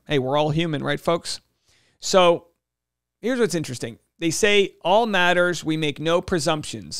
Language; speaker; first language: English; native; English